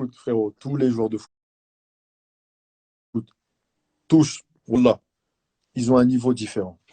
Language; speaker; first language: French; native; French